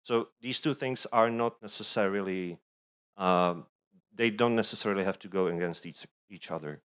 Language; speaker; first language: English; non-native, fluent; Czech